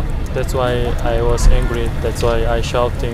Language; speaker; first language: English; non-native, learner; Korean